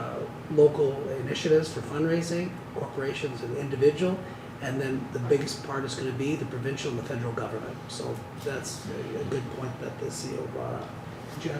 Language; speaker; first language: English; native; English